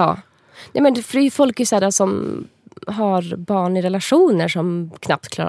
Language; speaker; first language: Swedish; native; Swedish